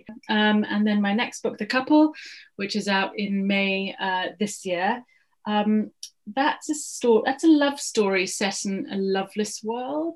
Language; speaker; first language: English; native; English